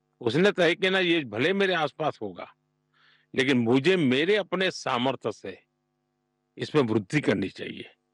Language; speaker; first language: Hindi; non-native, local second language; Gujarati